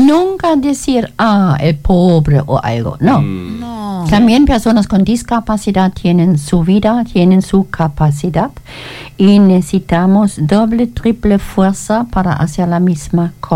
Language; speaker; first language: Spanish; non-native, learner; German